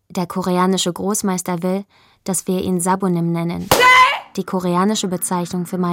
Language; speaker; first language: German; native; German